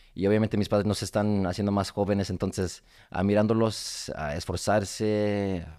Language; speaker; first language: Spanish; early bilingual, heritage; Spanish